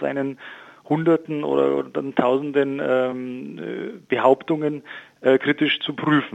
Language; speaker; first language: German; native; German